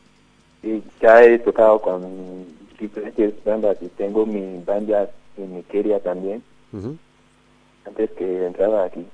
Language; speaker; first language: Spanish; non-native, learner; Yoruba